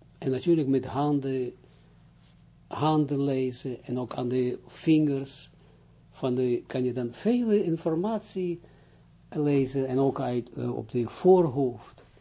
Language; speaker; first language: Dutch; non-native, fluent; Hebrew